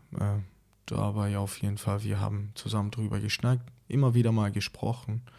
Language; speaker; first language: German; non-native, fluent; Persian